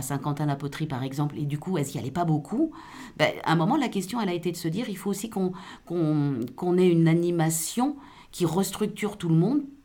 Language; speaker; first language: French; native; French